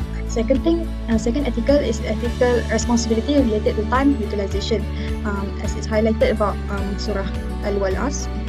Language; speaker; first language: English; non-native, local second language; Malay